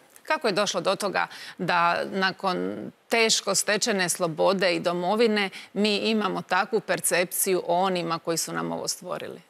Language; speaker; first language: Croatian; native; Croatian